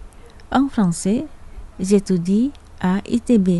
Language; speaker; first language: French; non-native, fluent; Indonesian